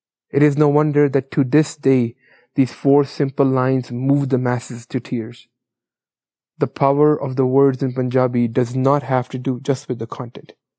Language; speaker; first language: English; non-native, local second language; Punjabi